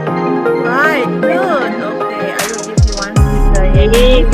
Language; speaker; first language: English; non-native, fluent; Indonesian